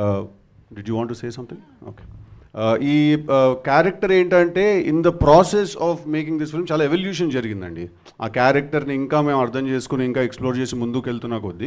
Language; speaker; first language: Telugu; native; Telugu